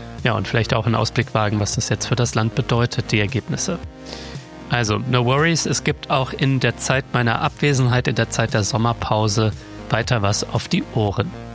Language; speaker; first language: German; native; German